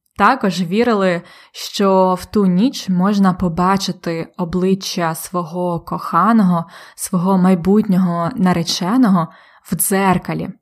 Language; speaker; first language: Ukrainian; native; Ukrainian